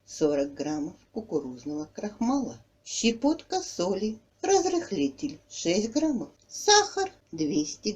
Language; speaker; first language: Russian; native; Russian